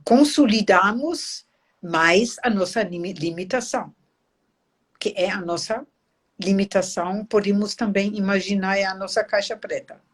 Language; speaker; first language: Portuguese; non-native, fluent; German